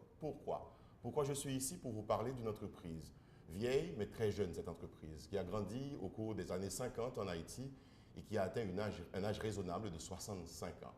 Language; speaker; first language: French; non-native, local second language; Haitian Creole